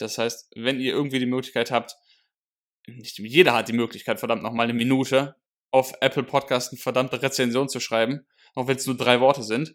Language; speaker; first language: German; native; German